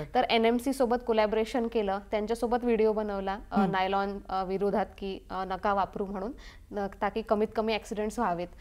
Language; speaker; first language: Marathi; native; Marathi